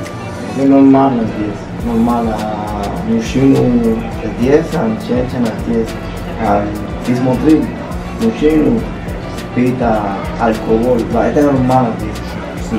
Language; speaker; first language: Russian; non-native, learner; Spanish